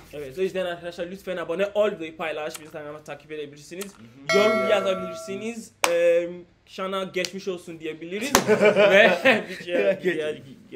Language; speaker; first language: Turkish; non-native, fluent; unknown